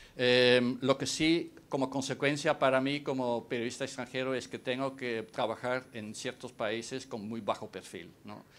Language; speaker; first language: Spanish; non-native, fluent; Dutch